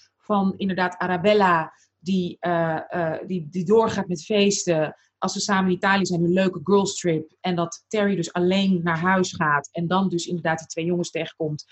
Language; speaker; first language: Dutch; early bilingual, other home language; Arabic